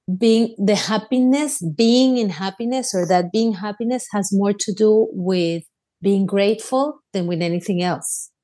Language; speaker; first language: English; non-native, fluent; Spanish